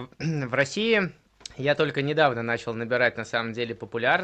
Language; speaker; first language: Russian; native; Russian